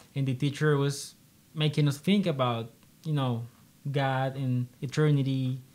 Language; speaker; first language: English; non-native, fluent; Spanish